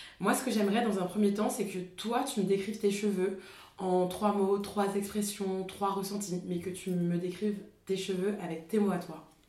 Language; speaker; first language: French; native; French